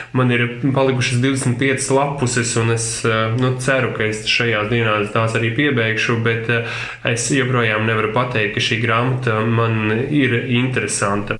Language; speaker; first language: Latvian; non-native, local second language; Russian